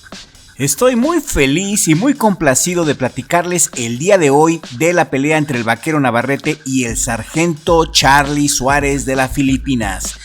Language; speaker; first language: Spanish; native; Spanish